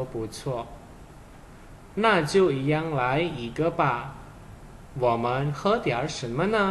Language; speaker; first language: Chinese; non-native, fluent; Indonesian